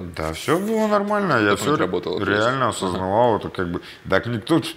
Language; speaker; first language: Russian; native; Russian